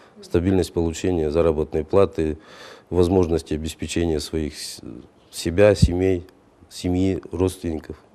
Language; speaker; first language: Russian; native; Russian